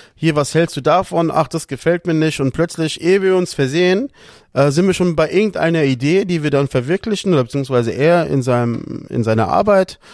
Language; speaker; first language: German; early bilingual, other home language; Portuguese